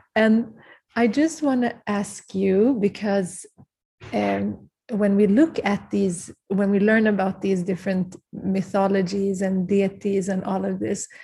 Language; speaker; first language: English; early bilingual, other home language; Kurdish